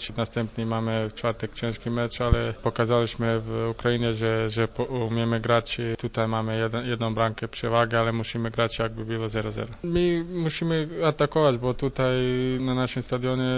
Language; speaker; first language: Polish; non-native, fluent; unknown